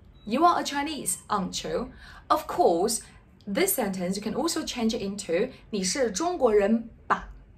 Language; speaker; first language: English; non-native, fluent; Chinese